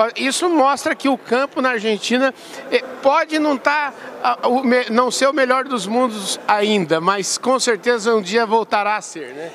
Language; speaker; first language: Portuguese; native; Portuguese